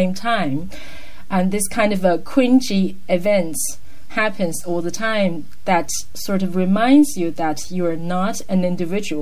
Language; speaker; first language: English; non-native, fluent; Chinese